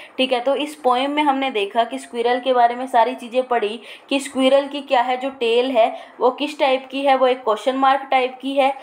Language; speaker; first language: Hindi; native; Hindi